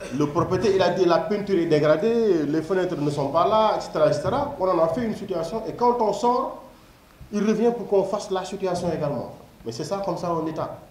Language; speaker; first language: French; non-native, local second language; Wolof